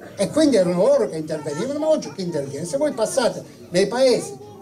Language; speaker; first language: Italian; native; Italian